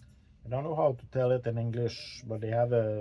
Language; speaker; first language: English; non-native, learner; French